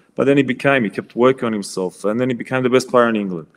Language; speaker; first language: English; native; English